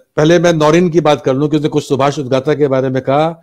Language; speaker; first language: Hindi; native; Hindi